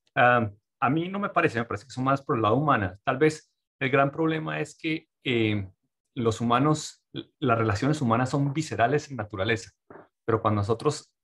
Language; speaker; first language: Spanish; native; Spanish